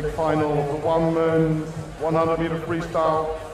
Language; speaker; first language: English; non-native, fluent; Dutch